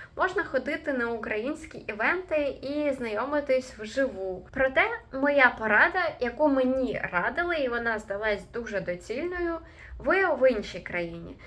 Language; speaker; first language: Ukrainian; native; Ukrainian